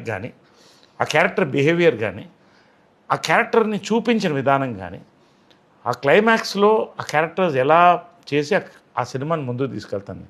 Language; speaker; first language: Telugu; native; Telugu